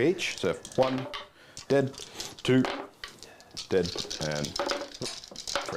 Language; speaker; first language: English; native; English